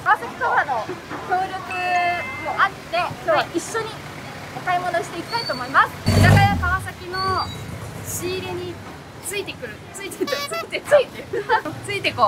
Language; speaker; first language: Japanese; native; Japanese